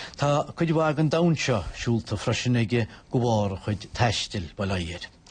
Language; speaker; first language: Irish; native; Irish